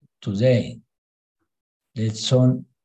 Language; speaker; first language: English; non-native, learner; Spanish